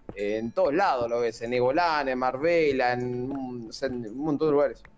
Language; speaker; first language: Spanish; native; Spanish